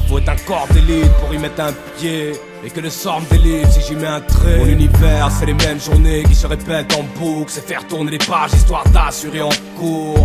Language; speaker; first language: French; native; French